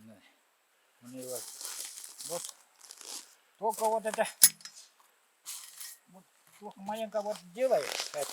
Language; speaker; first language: Russian; non-native, local second language; Yakut